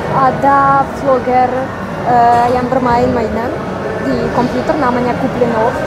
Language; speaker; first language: Indonesian; non-native, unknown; Russian